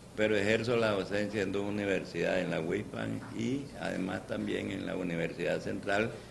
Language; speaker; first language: Spanish; native; Spanish